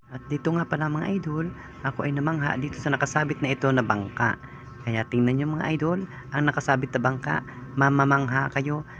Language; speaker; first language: Filipino; non-native, local second language; Masbatenyo